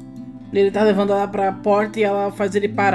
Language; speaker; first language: Portuguese; native; Portuguese